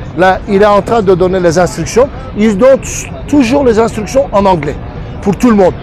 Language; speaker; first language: French; non-native, fluent; Turkish